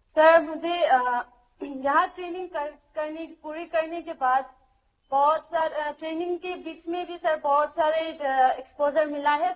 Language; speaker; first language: Hindi; non-native, local second language; Manipuri